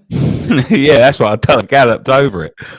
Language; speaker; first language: English; native; English